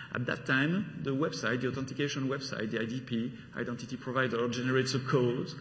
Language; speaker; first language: English; non-native, fluent; French